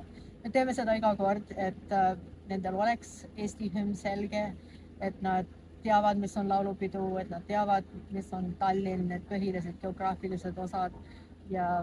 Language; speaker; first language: Estonian; early bilingual, heritage; Estonian